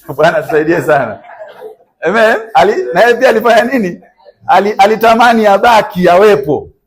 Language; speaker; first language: Swahili; native; Swahili